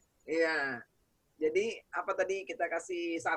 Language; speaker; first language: Indonesian; native; Indonesian